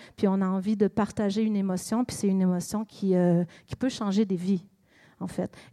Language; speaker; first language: French; native; French